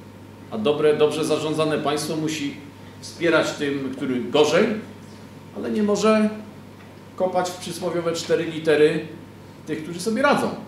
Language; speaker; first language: Polish; native; Polish